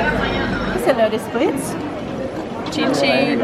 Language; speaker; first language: French; non-native, learner; Italian